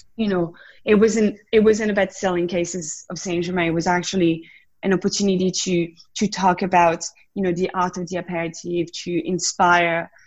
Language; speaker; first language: English; non-native, fluent; French